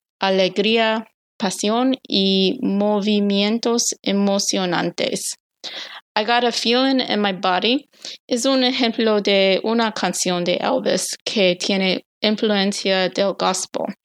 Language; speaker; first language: Spanish; non-native, learner; English